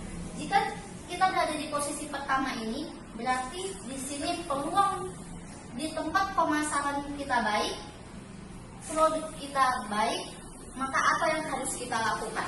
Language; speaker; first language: Indonesian; native; Indonesian